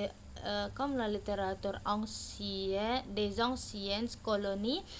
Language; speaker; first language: French; non-native, learner; Indonesian